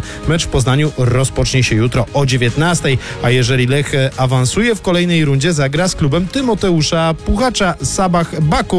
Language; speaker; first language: Polish; native; Polish